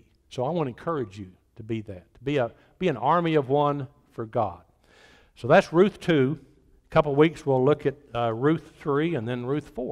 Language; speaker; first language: English; native; English